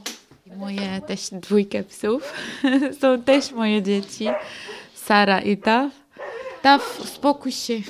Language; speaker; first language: Polish; non-native, learner; Arabic